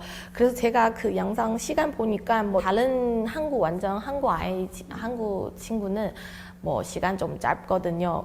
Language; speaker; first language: Korean; non-native, fluent; Chinese